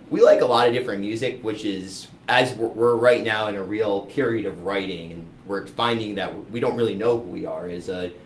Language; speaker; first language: English; native; English